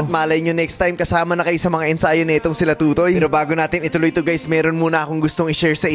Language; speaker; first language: Filipino; native; Filipino